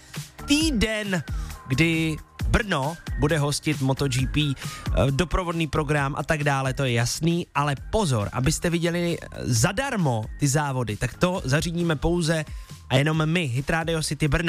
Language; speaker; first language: Czech; native; Czech